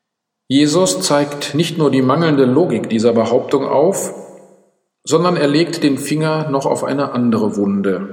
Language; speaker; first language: German; native; German